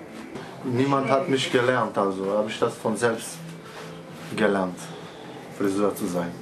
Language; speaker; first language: German; non-native, learner; Romany